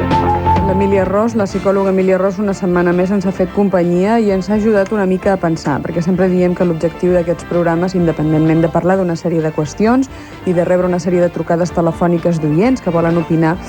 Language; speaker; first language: Catalan; native; Catalan